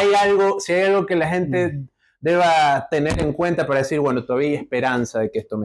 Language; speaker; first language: Spanish; native; Spanish